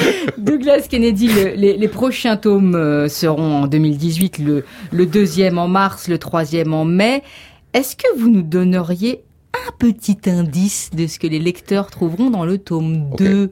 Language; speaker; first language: French; native; French